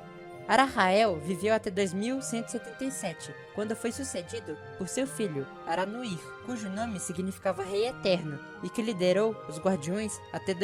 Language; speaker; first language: Portuguese; native; Portuguese